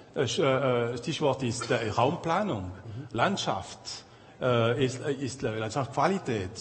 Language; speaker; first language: German; non-native, local second language; French